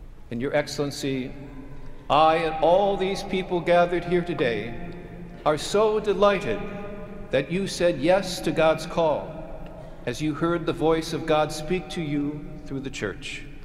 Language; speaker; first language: English; native; English